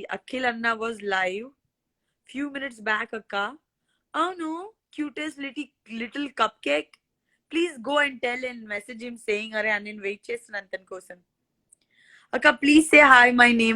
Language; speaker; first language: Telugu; non-native, local second language; Gujarati